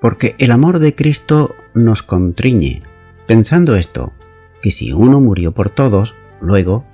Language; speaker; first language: Spanish; native; Spanish